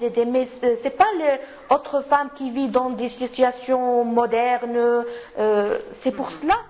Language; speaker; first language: French; non-native, learner; Arabic